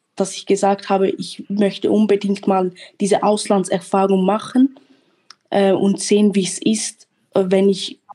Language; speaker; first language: German; native; German